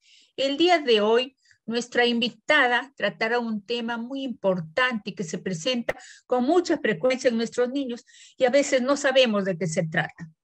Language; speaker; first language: Spanish; native; Spanish